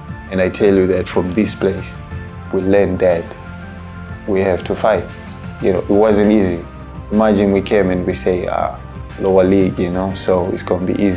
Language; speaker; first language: English; non-native, local second language; Shona